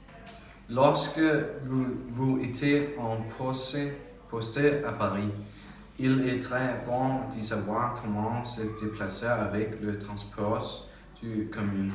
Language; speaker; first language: French; non-native, learner; Danish